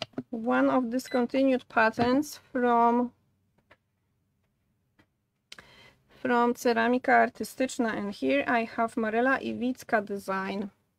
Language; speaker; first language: English; non-native, fluent; Polish